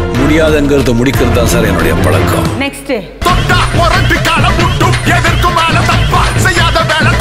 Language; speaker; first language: English; non-native, local second language; Assamese